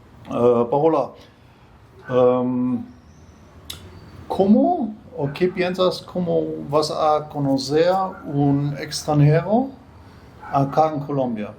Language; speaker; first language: Spanish; non-native, learner; German